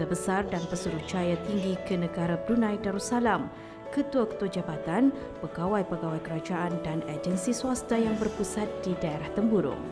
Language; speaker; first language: Malay; native; Malay